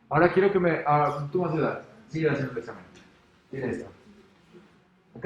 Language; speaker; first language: Spanish; native; Spanish